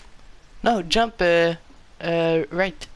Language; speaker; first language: English; non-native, learner; French